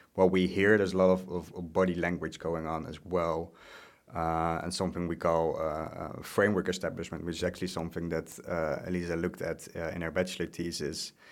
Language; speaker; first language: English; non-native, fluent; Dutch